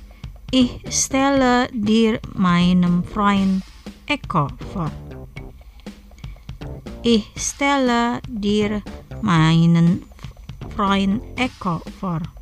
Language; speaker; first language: German; non-native, fluent; Indonesian